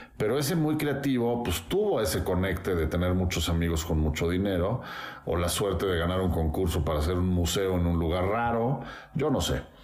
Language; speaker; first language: Spanish; native; Spanish